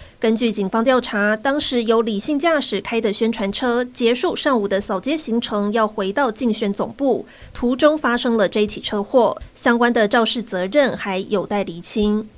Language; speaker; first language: Chinese; native; Chinese